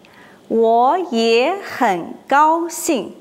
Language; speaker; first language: Chinese; non-native, learner; English